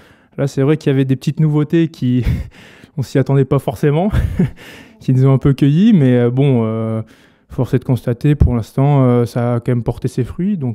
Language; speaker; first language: French; native; French